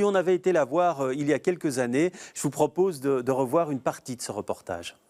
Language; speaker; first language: French; native; French